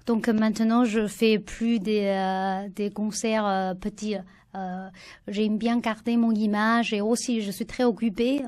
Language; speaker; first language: French; non-native, learner; Chinese